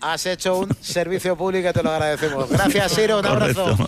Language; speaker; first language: Spanish; native; Spanish